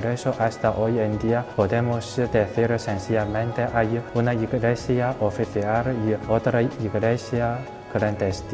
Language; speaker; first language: Spanish; non-native, fluent; Chinese